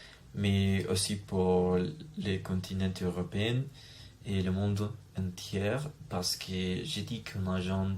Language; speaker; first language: French; non-native, learner; Spanish